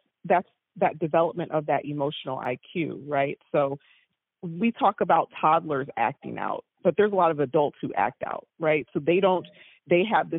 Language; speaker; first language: English; native; English